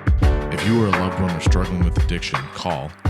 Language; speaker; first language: English; native; English